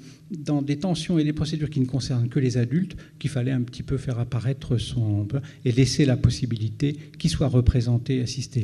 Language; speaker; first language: French; native; French